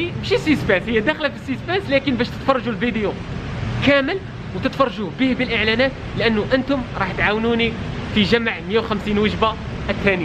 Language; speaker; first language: Arabic; native; Arabic